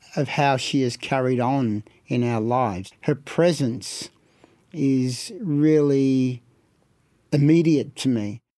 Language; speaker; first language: English; native; English